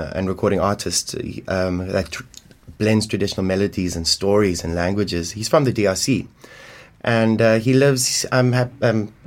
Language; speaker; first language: English; native; English